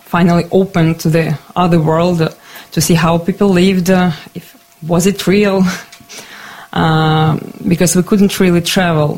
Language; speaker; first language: English; non-native, fluent; Ukrainian